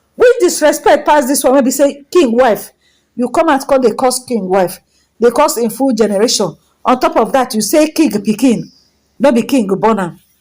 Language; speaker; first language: Nigerian Pidgin; native; Nigerian Pidgin